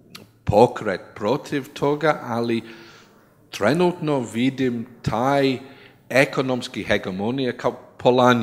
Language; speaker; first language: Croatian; non-native, learner; English